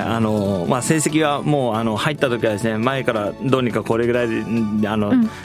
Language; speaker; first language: Japanese; native; Japanese